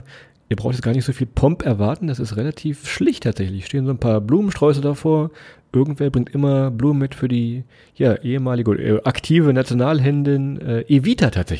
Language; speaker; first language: German; native; German